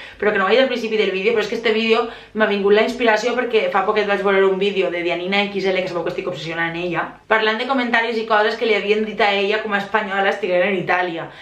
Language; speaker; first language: Catalan; native; Catalan